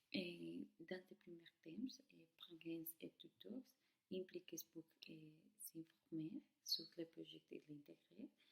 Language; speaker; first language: French; non-native, learner; Spanish